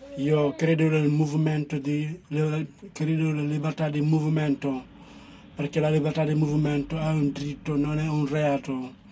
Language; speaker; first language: Italian; non-native, fluent; Wolof